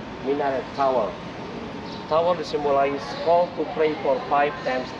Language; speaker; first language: English; non-native, learner; Indonesian